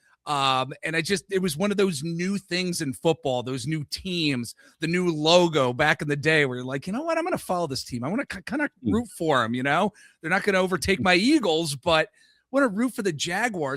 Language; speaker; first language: English; native; English